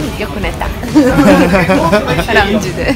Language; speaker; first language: Japanese; non-native, fluent; Serbian